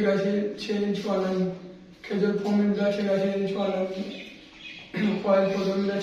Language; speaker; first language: Korean; non-native, learner; Punjabi